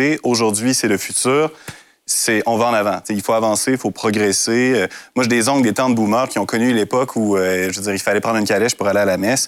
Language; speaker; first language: French; native; French